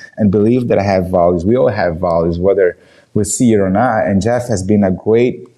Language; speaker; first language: English; non-native, fluent; Portuguese